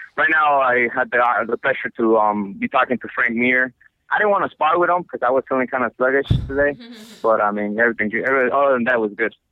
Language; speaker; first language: English; non-native, fluent; Spanish